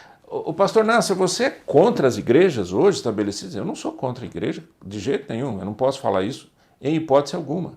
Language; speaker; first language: Portuguese; native; Portuguese